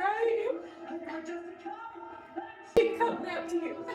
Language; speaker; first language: English; native; English